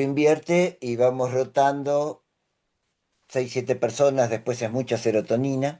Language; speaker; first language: Spanish; native; Spanish